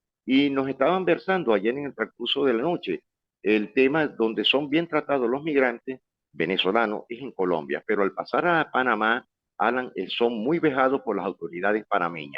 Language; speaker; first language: Spanish; native; Spanish